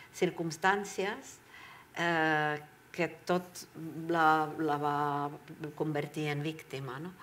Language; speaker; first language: Catalan; non-native, fluent; Czech